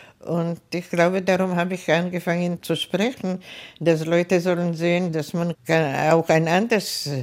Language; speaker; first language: German; non-native, fluent; Czech